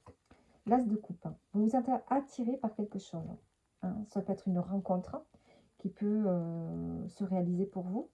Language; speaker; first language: French; native; French